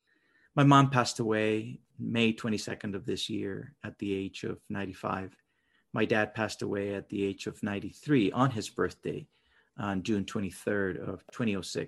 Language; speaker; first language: English; non-native, fluent; Spanish